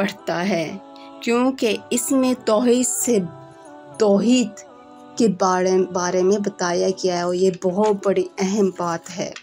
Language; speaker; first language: Urdu; native; Urdu